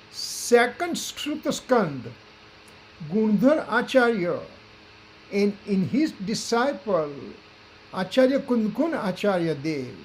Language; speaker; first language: Hindi; non-native, local second language; Gujarati